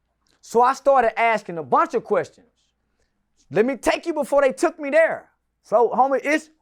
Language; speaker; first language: English; native; English